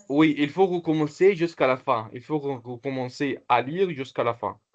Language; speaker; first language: French; non-native, local second language; Comorian